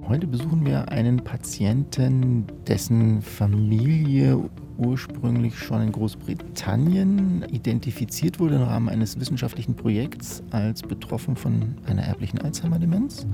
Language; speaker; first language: German; native; German